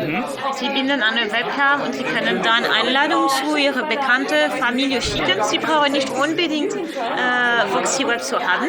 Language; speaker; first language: German; non-native, learner; French